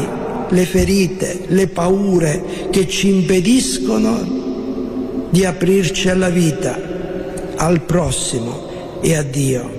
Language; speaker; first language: Italian; native; Italian